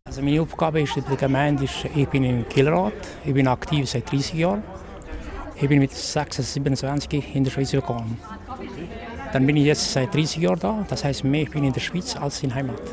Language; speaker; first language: German; non-native, learner; Albanian